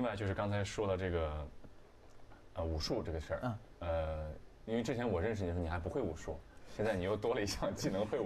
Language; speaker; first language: Chinese; native; Chinese